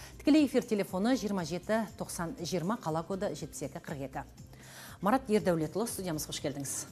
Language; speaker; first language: Kazakh; native; Kazakh